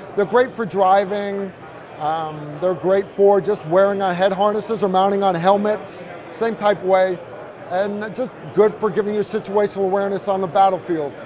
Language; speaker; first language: English; native; English